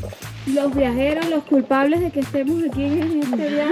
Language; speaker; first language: Spanish; native; Spanish